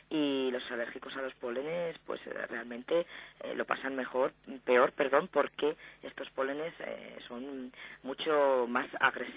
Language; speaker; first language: Spanish; native; Spanish